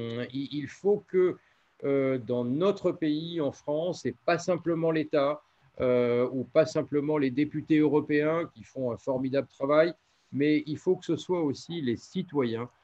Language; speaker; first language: French; native; French